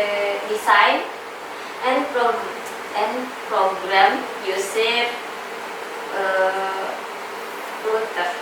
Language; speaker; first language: English; non-native, learner; Indonesian